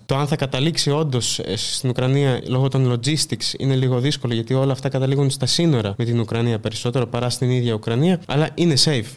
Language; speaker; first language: Greek; early bilingual, other home language; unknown